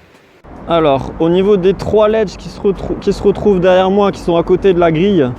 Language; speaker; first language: French; native; French